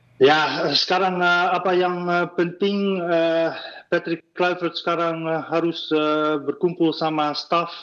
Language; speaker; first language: Indonesian; non-native, fluent; Dutch